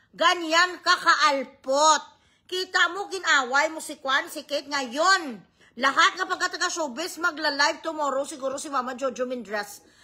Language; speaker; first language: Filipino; non-native, local second language; Hiligaynon